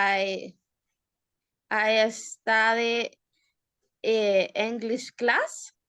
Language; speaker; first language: English; non-native, learner; Spanish